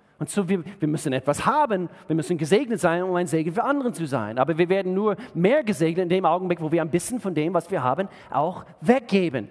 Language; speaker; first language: German; non-native, fluent; English